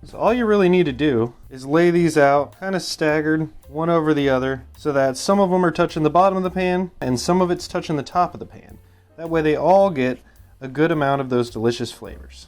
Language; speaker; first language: English; native; English